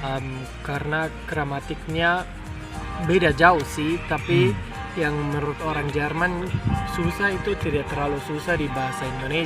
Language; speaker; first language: Indonesian; non-native, fluent; German